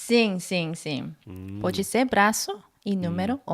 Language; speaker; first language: Portuguese; non-native, learner; Korean